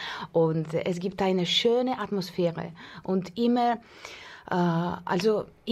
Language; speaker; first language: German; non-native, fluent; Russian